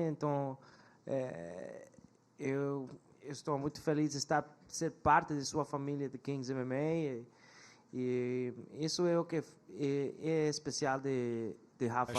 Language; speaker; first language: Portuguese; non-native, learner; English